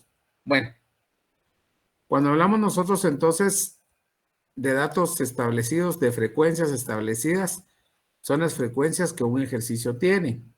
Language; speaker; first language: Spanish; native; Spanish